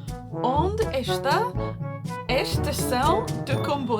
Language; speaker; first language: Portuguese; non-native, learner; English